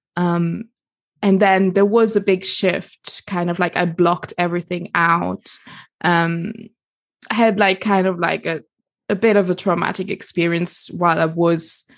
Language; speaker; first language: English; non-native, fluent; Italian